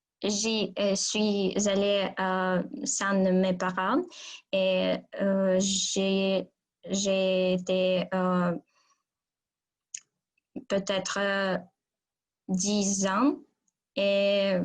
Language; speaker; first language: French; non-native, learner; Russian